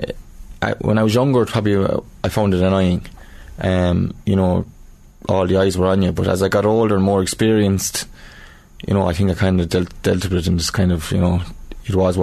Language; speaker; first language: English; native; English